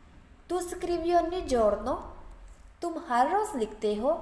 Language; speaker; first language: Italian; non-native, fluent; Urdu